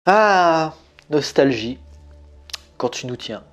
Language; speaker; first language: French; native; French